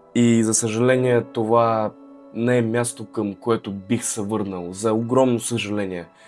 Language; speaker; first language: Bulgarian; early bilingual, other home language; Russian